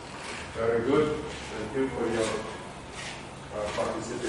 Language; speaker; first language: English; non-native, fluent; Indonesian